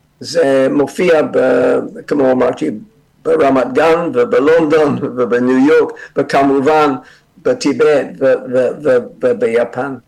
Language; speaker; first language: Hebrew; non-native, fluent; English